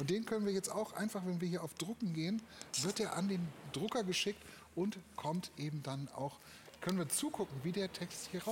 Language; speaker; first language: German; native; German